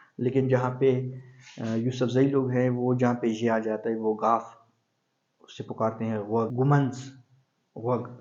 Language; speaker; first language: Urdu; non-native, local second language; Pashto